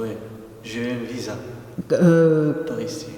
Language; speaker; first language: French; non-native, local second language; Arabic